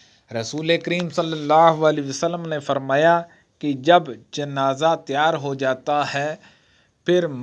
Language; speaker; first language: Urdu; native; Urdu